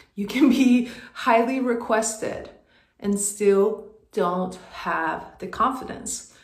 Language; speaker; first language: English; non-native, fluent; Swedish